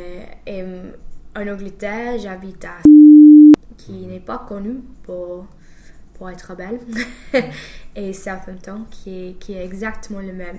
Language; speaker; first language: French; non-native, fluent; English